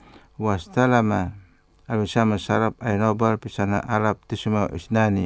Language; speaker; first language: Arabic; non-native, fluent; Indonesian